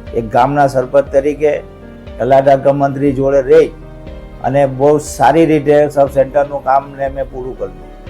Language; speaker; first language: Gujarati; native; Gujarati